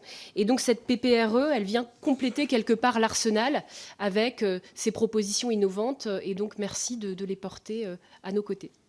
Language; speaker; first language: French; native; French